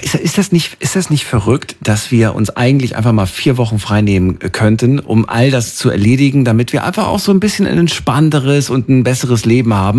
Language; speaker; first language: German; native; German